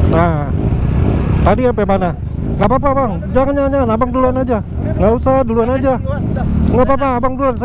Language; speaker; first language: Indonesian; native; Indonesian